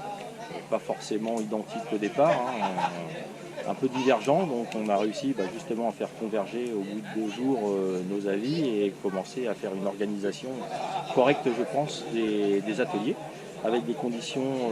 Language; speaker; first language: French; native; French